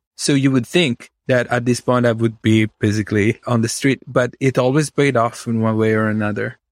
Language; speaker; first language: English; non-native, fluent; Italian